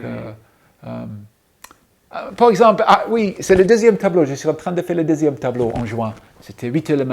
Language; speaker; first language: French; non-native, fluent; English